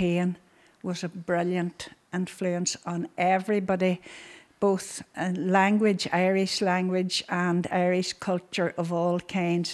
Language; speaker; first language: English; native; English